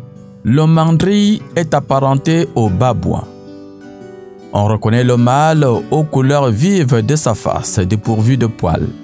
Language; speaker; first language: French; native; French